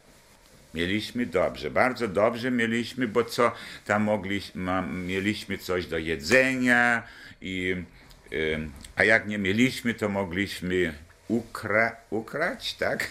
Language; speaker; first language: Polish; non-native, local second language; German